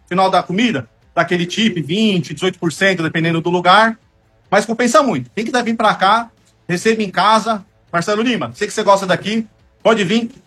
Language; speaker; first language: Portuguese; native; Portuguese